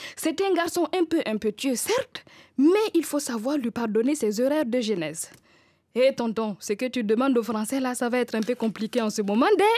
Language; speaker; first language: French; non-native, local second language; Mossi